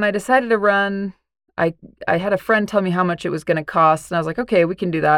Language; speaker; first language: English; native; English